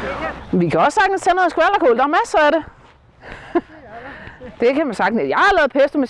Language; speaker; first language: Danish; native; Danish